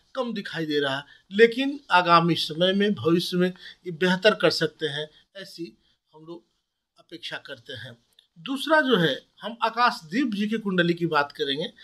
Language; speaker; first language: Hindi; native; Hindi